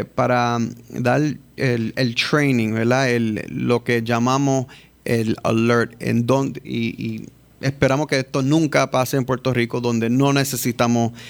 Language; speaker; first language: Spanish; early bilingual, heritage; Spanish